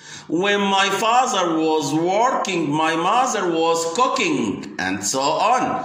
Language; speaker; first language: English; non-native, fluent; Arabic